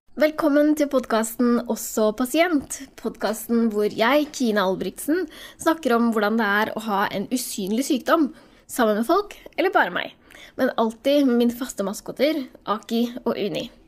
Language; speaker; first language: Norwegian; native; Norwegian